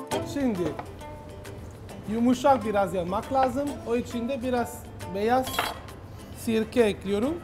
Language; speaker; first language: Turkish; non-native, learner; Italian